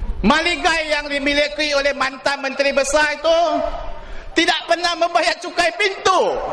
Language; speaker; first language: Malay; non-native, local second language; Chinese